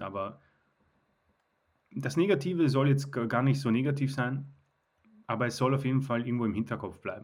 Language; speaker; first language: German; native; German